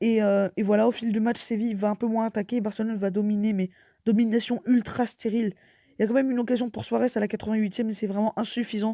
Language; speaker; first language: French; native; French